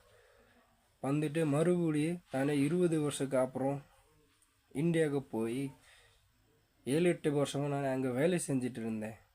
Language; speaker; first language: Tamil; non-native, fluent; Nepali